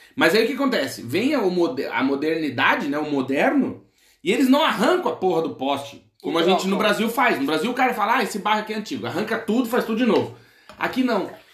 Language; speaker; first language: Portuguese; native; Portuguese